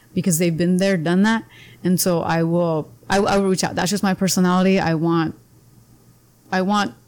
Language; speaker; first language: English; native; English